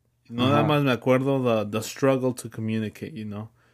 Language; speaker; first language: English; early bilingual, other home language; Spanish